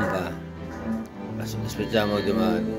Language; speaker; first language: Italian; non-native, fluent; Filipino